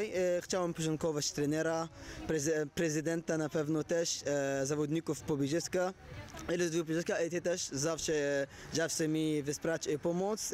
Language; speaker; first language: Polish; non-native, learner; Arabic